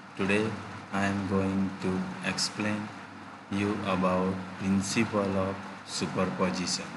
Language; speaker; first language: English; non-native, local second language; Gujarati